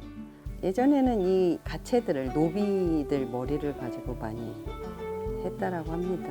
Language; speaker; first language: Korean; native; Korean